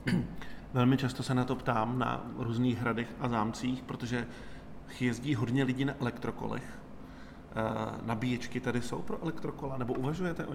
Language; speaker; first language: Czech; native; Czech